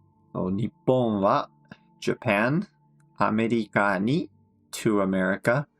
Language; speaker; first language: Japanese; non-native, fluent; English